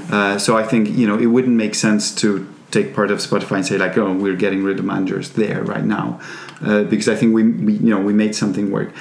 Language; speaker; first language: English; non-native, fluent; Polish